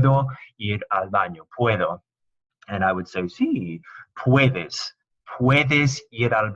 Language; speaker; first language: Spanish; non-native, fluent; English